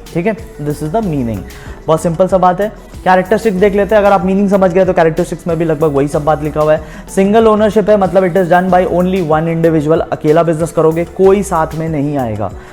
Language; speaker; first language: Hindi; native; Hindi